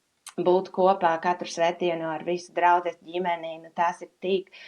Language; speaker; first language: Latvian; non-native, fluent; English